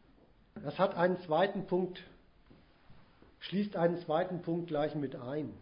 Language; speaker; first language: German; native; German